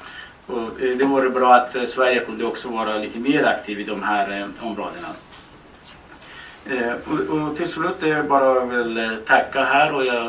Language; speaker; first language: Swedish; non-native, fluent; Baluchi